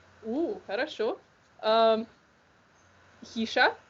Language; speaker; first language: Russian; non-native, learner; Slovenian